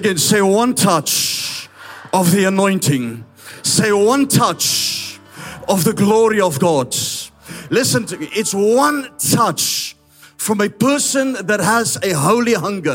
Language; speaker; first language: English; non-native, local second language; Afrikaans